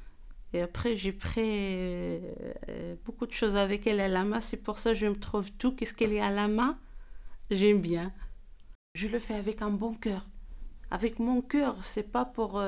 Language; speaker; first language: French; non-native, learner; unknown